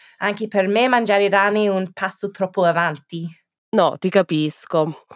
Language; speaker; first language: Italian; native; Italian